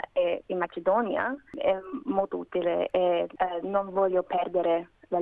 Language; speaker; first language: Italian; non-native, learner; Macedonian